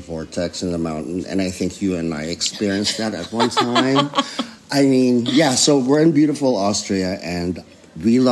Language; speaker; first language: English; non-native, local second language; Filipino